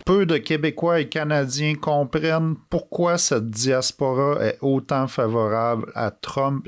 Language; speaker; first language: French; native; French